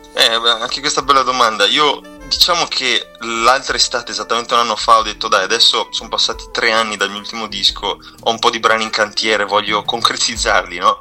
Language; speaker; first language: Italian; native; Italian